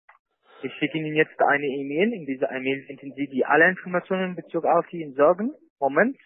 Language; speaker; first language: German; non-native, learner; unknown